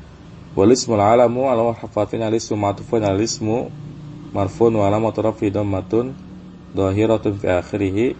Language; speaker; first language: Arabic; non-native, fluent; Indonesian